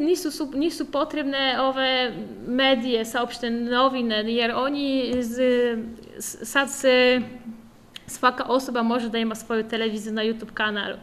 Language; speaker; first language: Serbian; non-native, fluent; Polish